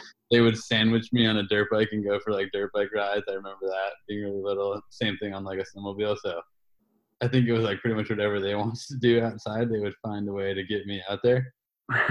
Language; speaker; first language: English; native; English